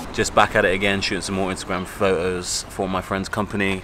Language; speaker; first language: English; native; English